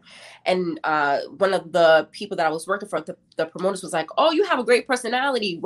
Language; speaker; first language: English; native; English